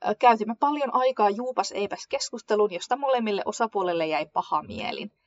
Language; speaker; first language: Finnish; early bilingual, other home language; Kurdish